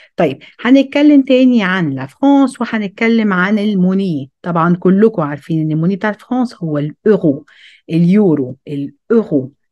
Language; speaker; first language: Arabic; early bilingual, heritage; Arabic